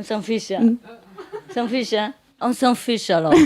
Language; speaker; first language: French; non-native, learner; Vietnamese